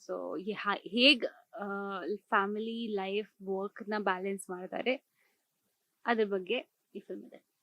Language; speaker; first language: Kannada; non-native, local second language; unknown